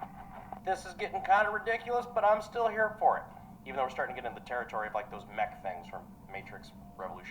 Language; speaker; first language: English; native; English